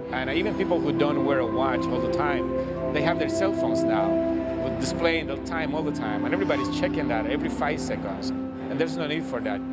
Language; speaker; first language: English; non-native, fluent; Spanish